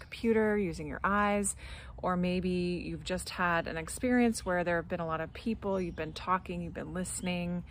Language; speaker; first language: English; native; English